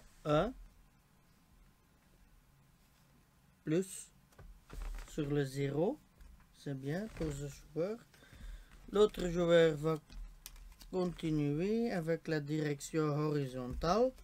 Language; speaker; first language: French; non-native, local second language; Dutch